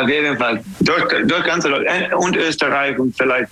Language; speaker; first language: German; non-native, learner; English